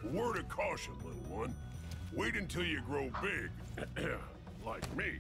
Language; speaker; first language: English; native; English